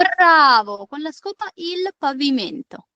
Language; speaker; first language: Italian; non-native, fluent; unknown